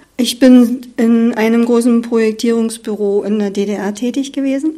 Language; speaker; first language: German; native; German